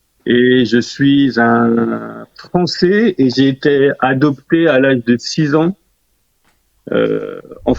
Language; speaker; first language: French; early bilingual, other home language; Korean